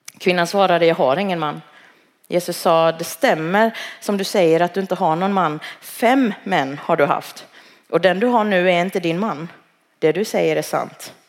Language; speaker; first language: Swedish; early bilingual, other home language; Cantonese